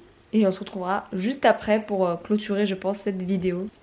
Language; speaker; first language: French; native; French